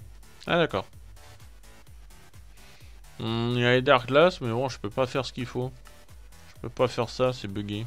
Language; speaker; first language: French; native; French